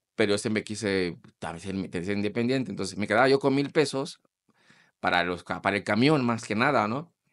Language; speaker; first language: Spanish; non-native, fluent; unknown